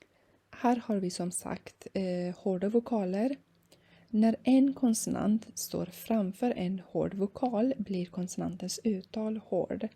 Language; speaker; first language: Swedish; non-native, fluent; Persian